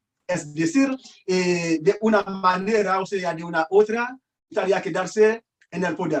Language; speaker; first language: Spanish; non-native, learner; Haitian Creole